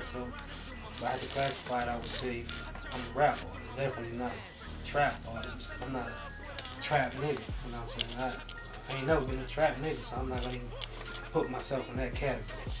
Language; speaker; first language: English; native; English